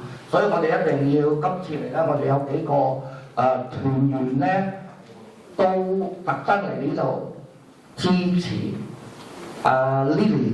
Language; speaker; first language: Cantonese; native; Cantonese